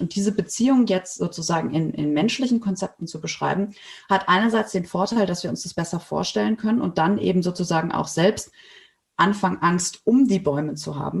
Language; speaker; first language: German; native; German